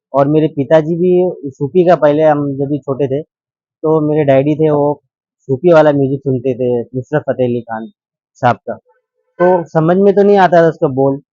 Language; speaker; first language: Hindi; native; Hindi